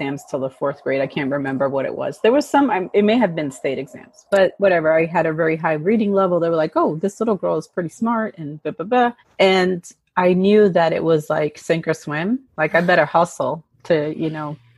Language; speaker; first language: English; early bilingual, other home language; Spanish